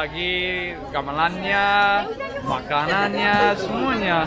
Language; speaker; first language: Indonesian; non-native, learner; English